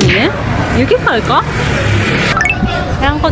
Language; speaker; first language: Korean; non-native, fluent; Japanese